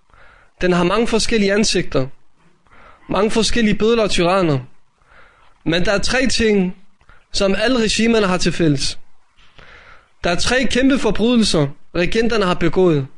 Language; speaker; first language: Danish; native; Danish